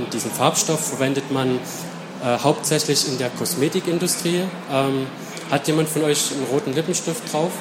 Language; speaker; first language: German; native; German